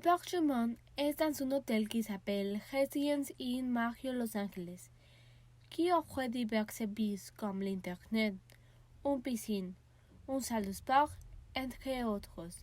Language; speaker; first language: French; non-native, learner; Spanish